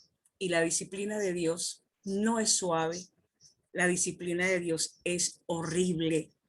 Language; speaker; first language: Spanish; native; Spanish